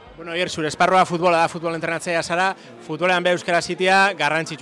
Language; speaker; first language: Basque; native; Basque